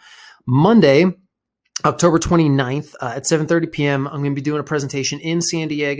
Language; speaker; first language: English; native; English